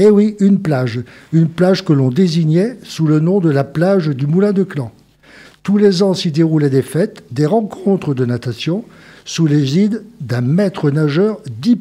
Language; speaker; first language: French; native; French